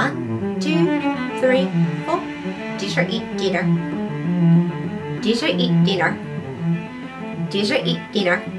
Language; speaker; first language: English; non-native, fluent; Japanese